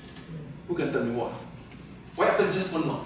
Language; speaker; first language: English; non-native, fluent; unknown